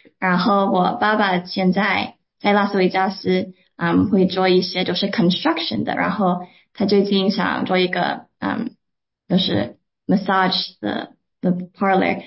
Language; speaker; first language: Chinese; early bilingual, heritage; Cantonese